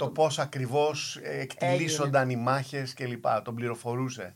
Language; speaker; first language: Greek; native; Greek